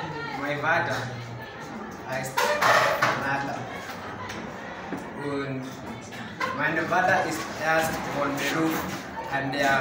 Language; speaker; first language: German; non-native, learner; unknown